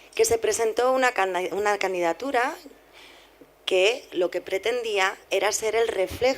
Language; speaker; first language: Spanish; native; Spanish